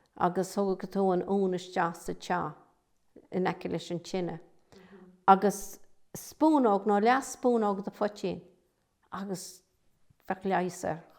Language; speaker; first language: Irish; native; Irish